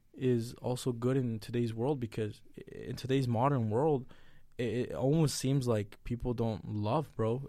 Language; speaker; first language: English; early bilingual, other home language; Spanish